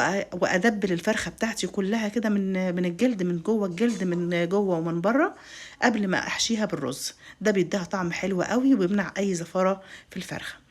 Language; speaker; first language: Arabic; native; Arabic